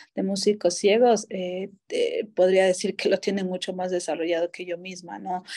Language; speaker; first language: Spanish; native; Spanish